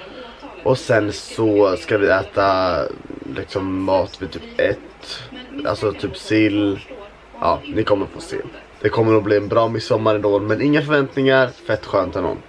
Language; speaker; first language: Swedish; native; Swedish